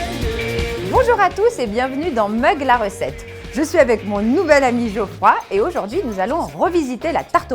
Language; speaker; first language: French; native; French